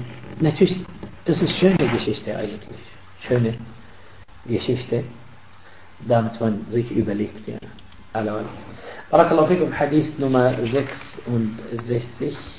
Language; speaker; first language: German; non-native, fluent; Arabic